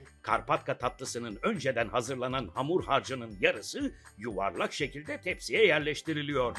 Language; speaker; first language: Turkish; native; Turkish